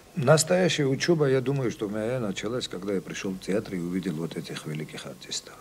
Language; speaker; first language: Russian; non-native, local second language; Georgian